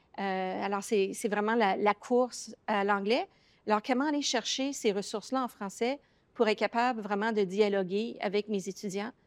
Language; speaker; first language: French; native; French